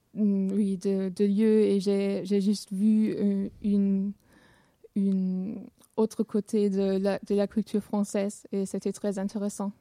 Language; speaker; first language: French; non-native, fluent; German